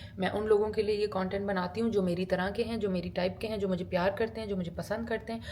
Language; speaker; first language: Urdu; native; Urdu